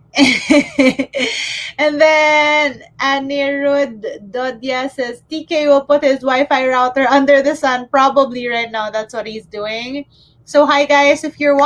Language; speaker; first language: English; non-native, local second language; Filipino